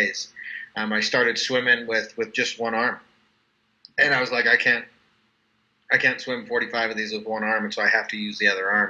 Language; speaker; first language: English; native; English